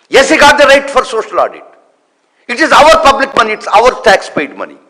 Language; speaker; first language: English; non-native, local second language; Telugu